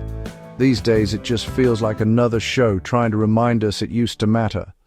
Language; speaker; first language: English; native; English